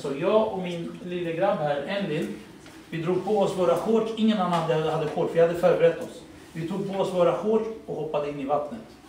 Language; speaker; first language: Swedish; early bilingual, other home language; Assyrian Neo-Aramaic